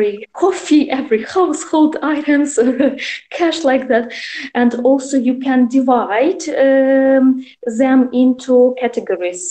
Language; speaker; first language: English; non-native, learner; Russian